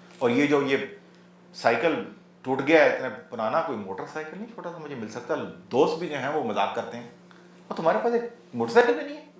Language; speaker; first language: Urdu; non-native, local second language; Punjabi